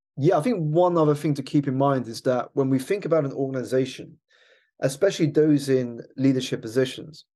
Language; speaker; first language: English; native; English